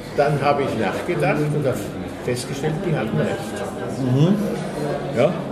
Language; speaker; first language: German; native; German